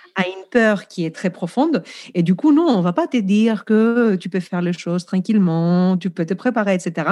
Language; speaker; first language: French; non-native, fluent; Greek